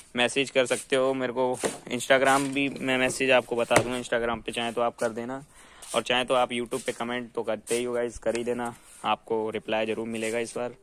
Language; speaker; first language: Hindi; native; Hindi